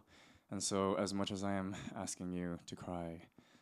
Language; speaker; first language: English; non-native, local second language; Cantonese